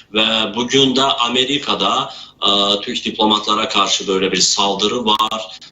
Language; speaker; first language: Turkish; non-native, local second language; Azerbaijani